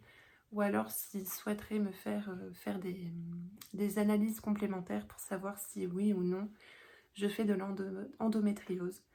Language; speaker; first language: French; native; French